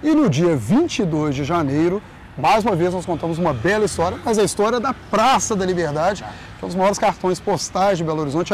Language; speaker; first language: Portuguese; native; Portuguese